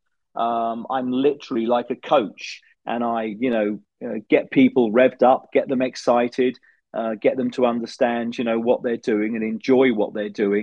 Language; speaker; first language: English; native; English